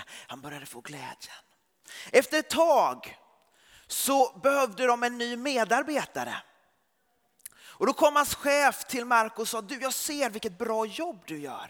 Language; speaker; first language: Swedish; early bilingual, heritage; Swedish